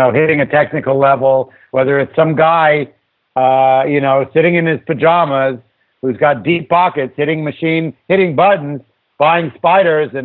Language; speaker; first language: English; native; English